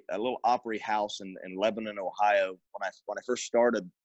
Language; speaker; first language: English; native; English